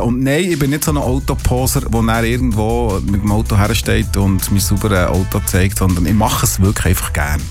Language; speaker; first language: German; native; German